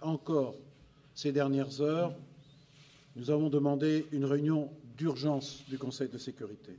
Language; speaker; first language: French; native; French